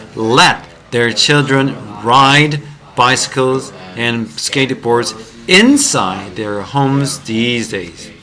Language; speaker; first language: English; non-native, fluent; Korean